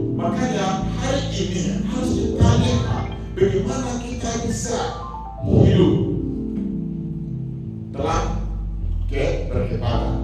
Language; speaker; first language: Indonesian; non-native, fluent; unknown